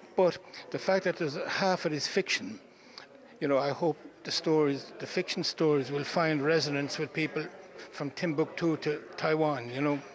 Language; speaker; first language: English; native; English